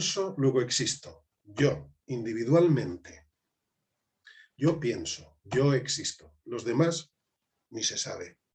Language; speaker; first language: Spanish; native; Spanish